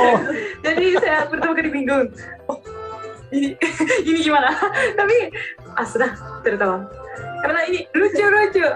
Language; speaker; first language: Indonesian; non-native, learner; Japanese